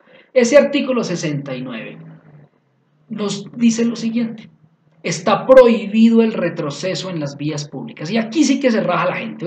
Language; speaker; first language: Spanish; native; Spanish